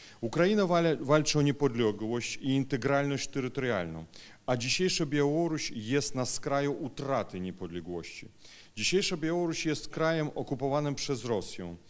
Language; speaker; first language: Polish; non-native, fluent; Russian